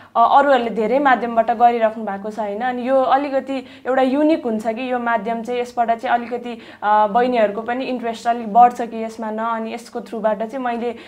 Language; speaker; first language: Nepali; native; Nepali